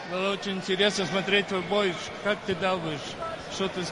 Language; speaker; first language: Russian; early bilingual, heritage; Russian